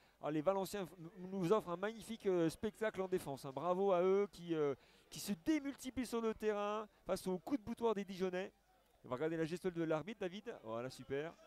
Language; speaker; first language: French; native; French